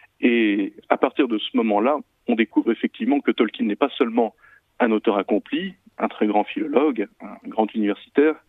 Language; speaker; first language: French; native; French